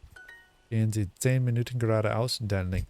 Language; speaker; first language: German; non-native, learner; English